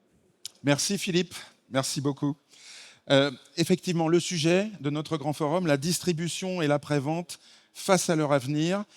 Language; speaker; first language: French; native; French